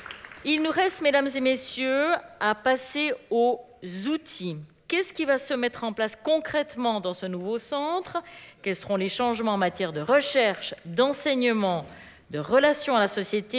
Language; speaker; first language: French; native; French